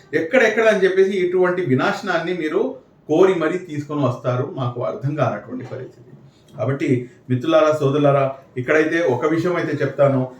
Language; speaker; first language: Telugu; non-native, local second language; Urdu